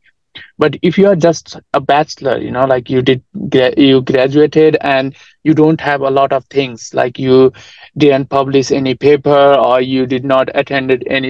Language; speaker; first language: English; non-native, local second language; Nepali